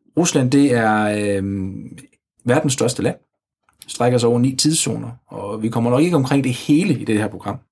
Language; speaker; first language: Danish; native; Danish